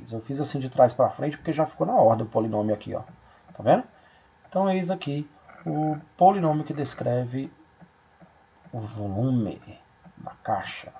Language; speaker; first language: Portuguese; native; Portuguese